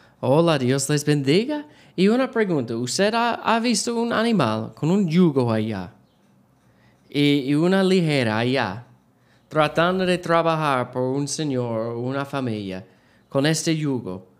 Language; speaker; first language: Spanish; non-native, learner; English